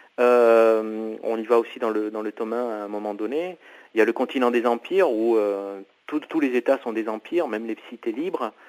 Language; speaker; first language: French; non-native, fluent; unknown